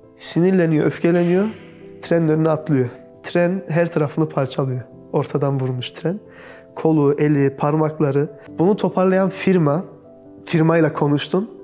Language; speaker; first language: Turkish; early bilingual, heritage; Turkish